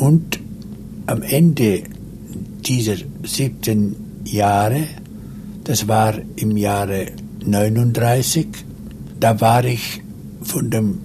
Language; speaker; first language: German; non-native, local second language; Romansh